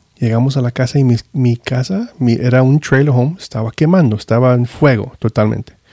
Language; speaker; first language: Spanish; early bilingual, heritage; Spanish